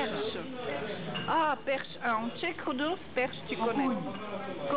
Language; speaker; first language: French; non-native, learner; Czech